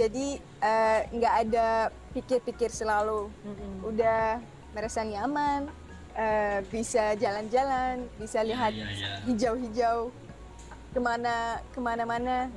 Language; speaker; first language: Indonesian; non-native, fluent; Arabic